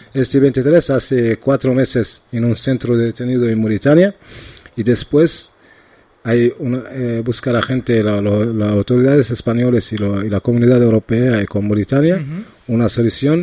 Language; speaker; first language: Spanish; non-native, learner; Arabic